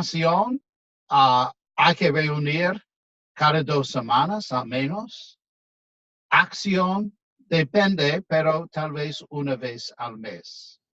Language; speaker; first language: Spanish; non-native, fluent; English